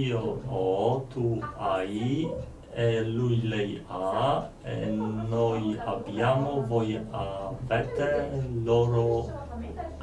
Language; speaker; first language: Italian; non-native, learner; Polish